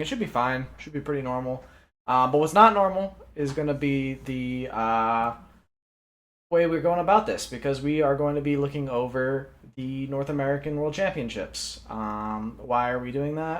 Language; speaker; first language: English; native; English